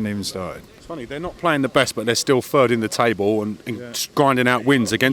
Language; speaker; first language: English; native; English